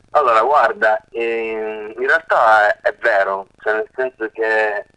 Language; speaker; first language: Italian; native; Italian